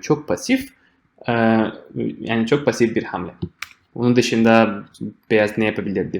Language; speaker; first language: Turkish; non-native, fluent; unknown